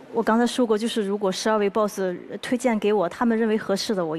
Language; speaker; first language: Chinese; native; Chinese